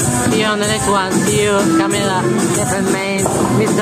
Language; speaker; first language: English; non-native, fluent; Spanish